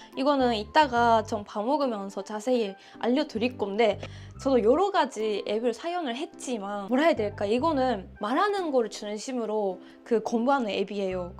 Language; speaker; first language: Korean; non-native, fluent; Japanese